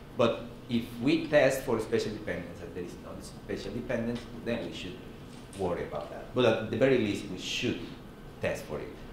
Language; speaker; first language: English; non-native, fluent; Spanish